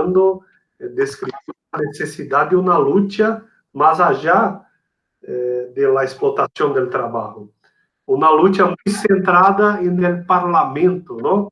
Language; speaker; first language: Spanish; non-native, fluent; Portuguese